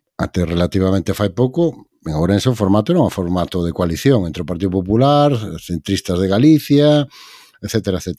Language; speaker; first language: Galician; native; Galician